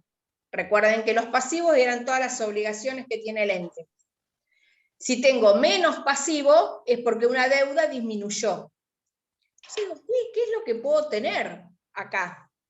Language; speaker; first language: Spanish; native; Spanish